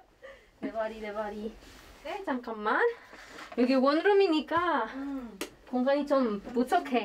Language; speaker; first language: Korean; non-native, fluent; Spanish